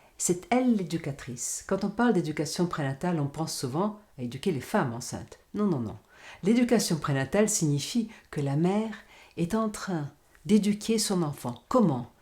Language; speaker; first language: French; non-native, fluent; Portuguese